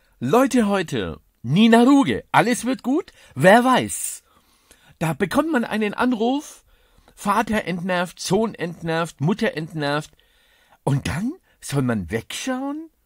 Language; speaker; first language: German; native; German